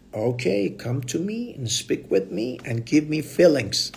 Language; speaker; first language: English; non-native, fluent; Persian